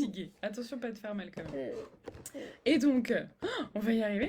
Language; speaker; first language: French; native; French